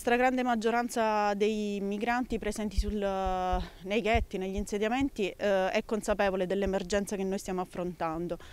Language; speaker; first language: Italian; native; Italian